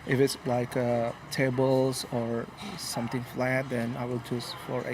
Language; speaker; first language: English; non-native, learner; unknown